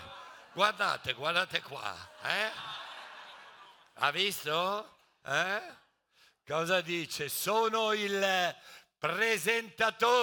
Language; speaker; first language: Italian; native; Italian